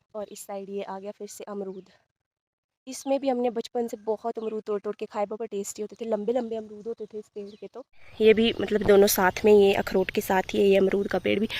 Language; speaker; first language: Hindi; native; Hindi